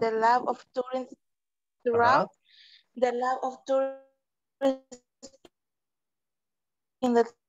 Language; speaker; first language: English; non-native, learner; Spanish